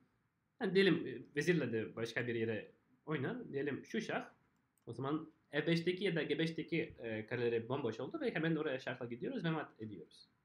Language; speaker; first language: Turkish; non-native, fluent; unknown